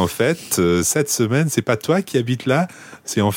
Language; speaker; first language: French; non-native, fluent; English